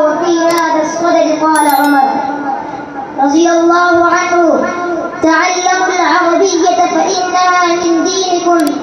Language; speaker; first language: Arabic; non-native, learner; Urdu